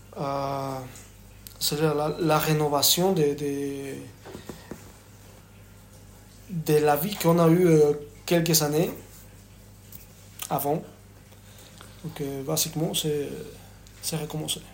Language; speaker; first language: French; non-native, fluent; Spanish